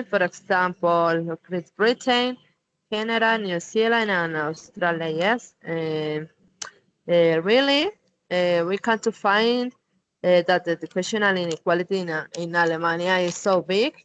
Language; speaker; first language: English; non-native, learner; Spanish